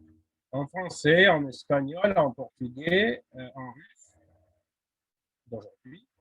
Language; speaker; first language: French; non-native, fluent; Russian